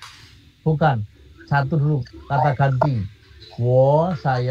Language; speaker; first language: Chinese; non-native, learner; Indonesian